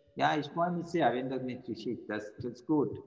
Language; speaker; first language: German; non-native, fluent; Sinhala